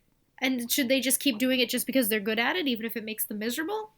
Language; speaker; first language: English; native; English